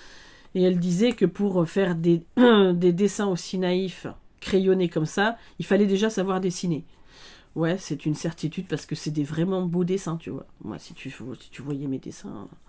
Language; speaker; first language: French; native; French